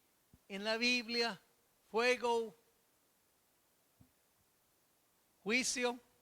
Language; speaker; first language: Spanish; non-native, fluent; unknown